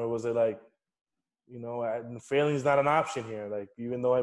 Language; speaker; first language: English; native; English